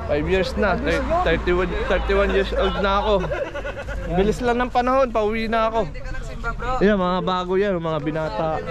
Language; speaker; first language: Filipino; native; Filipino